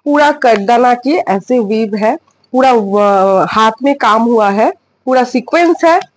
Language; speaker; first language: Hindi; non-native, local second language; Bangla